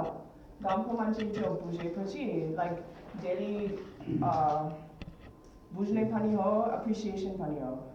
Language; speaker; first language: Nepali; early bilingual, heritage; Nepali